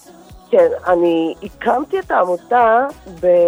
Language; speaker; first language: Hebrew; non-native, fluent; Korean